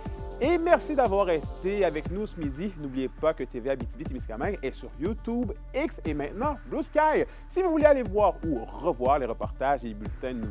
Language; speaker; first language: French; native; French